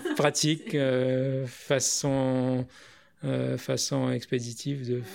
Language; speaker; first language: French; native; French